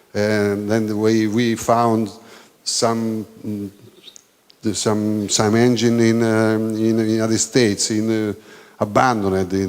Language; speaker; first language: English; non-native, learner; Italian